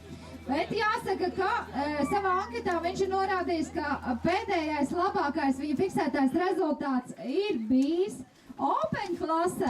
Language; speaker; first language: Latvian; native; Latvian